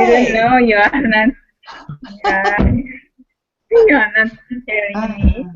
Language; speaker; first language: English; non-native, learner; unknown